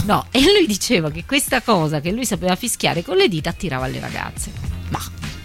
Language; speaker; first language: Italian; native; Italian